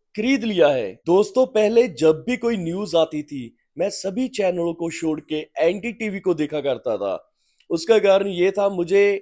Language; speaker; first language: Hindi; native; Hindi